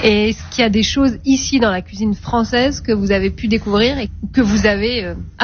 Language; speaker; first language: French; native; French